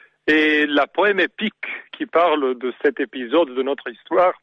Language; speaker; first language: French; non-native, learner; Serbian